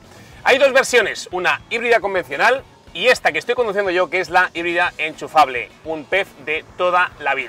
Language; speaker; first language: Spanish; native; Spanish